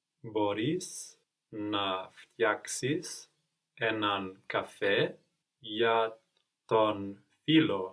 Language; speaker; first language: Greek; non-native, learner; English